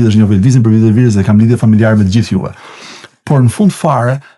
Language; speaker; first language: Albanian; native; Albanian